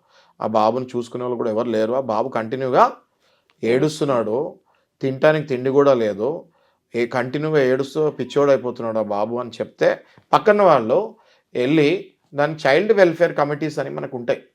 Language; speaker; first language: Telugu; native; Telugu